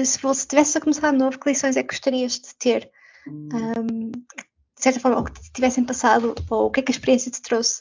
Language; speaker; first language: Portuguese; native; Portuguese